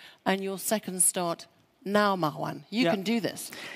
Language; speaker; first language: English; early bilingual, other home language; French